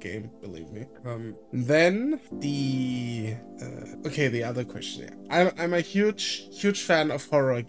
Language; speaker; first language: English; non-native, fluent; German